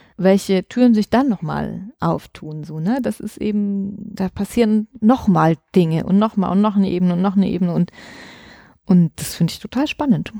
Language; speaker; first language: German; native; German